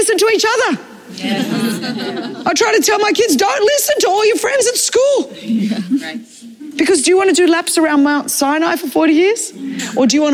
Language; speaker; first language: English; non-native, local second language; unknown